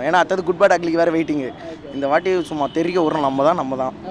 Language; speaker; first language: Tamil; native; Tamil